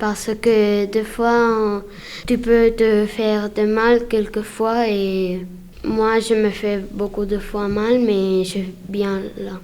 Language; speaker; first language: French; non-native, learner; Spanish